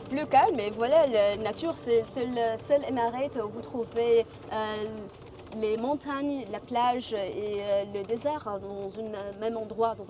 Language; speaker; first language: French; non-native, learner; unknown